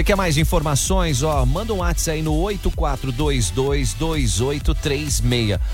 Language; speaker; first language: Portuguese; native; Portuguese